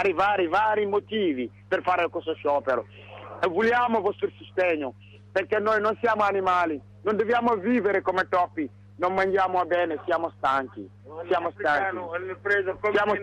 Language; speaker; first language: Italian; non-native, fluent; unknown